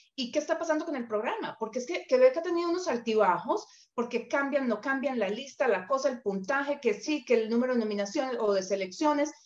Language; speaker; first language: Spanish; native; Spanish